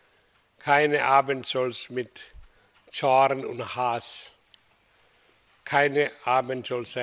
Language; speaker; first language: German; non-native, learner; Hindi